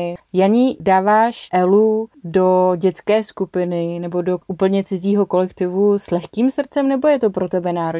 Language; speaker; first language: Czech; native; Czech